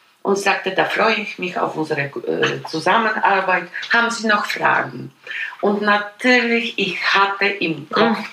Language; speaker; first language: German; non-native, fluent; Polish